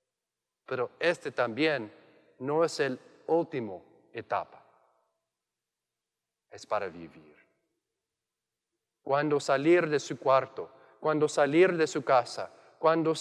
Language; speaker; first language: Spanish; non-native, learner; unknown